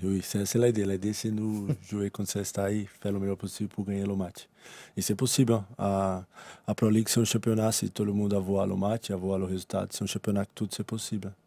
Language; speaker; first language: French; non-native, learner; Portuguese